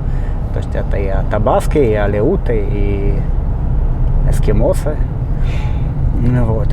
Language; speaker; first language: Russian; native; Russian